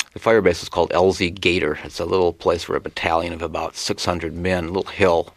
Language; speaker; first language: English; native; English